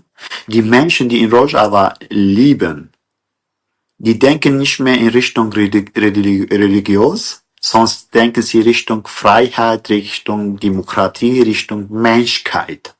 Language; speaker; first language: German; non-native, fluent; Kurdish